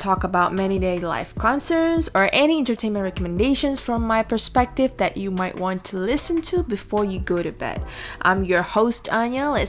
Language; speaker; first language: English; non-native, fluent; Indonesian